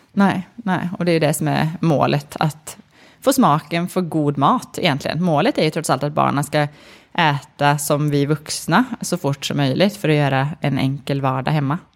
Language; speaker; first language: Swedish; native; Swedish